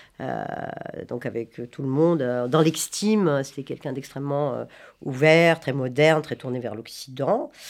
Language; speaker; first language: French; non-native, local second language; Arabic